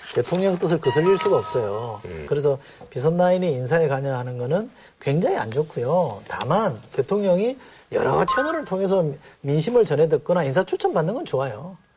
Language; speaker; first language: Korean; native; Korean